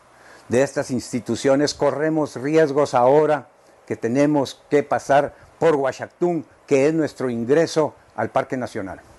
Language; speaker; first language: Spanish; native; Spanish